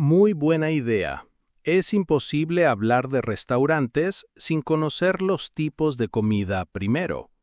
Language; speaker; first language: Spanish; non-native, fluent; English